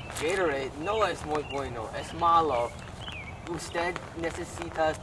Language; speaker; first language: Spanish; non-native, learner; English